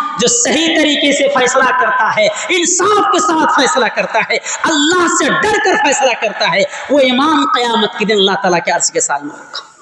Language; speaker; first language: Urdu; non-native, local second language; Bangla